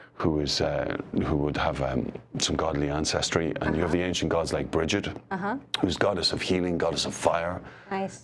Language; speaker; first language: English; native; English